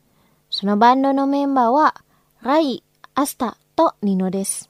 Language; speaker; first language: Japanese; non-native, fluent; Indonesian